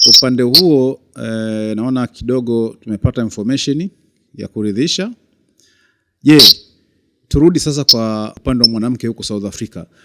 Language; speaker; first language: Swahili; native; Swahili